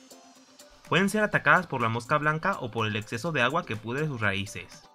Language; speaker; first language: Spanish; native; Spanish